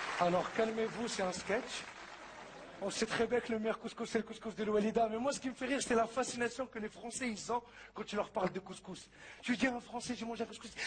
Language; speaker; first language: French; early bilingual, other home language; Arabic